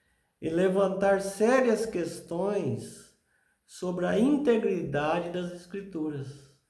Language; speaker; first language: Portuguese; native; Portuguese